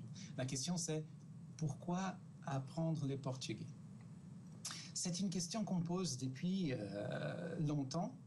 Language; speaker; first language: French; non-native, fluent; Portuguese